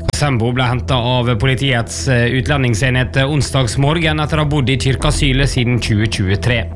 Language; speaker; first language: Norwegian; native; Norwegian